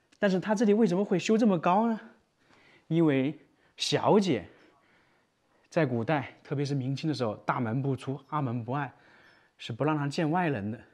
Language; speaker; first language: Chinese; native; Chinese